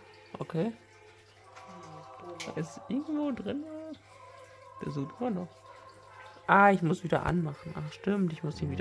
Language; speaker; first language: German; native; German